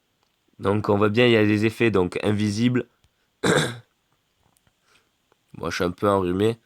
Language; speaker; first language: French; native; French